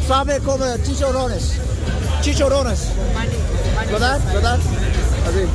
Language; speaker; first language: Spanish; non-native, learner; English